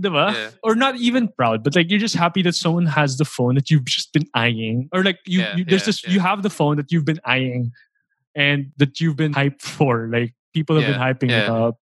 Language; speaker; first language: English; non-native, local second language; Filipino